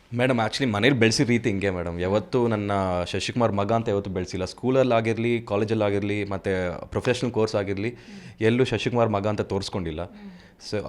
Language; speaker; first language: Kannada; native; Kannada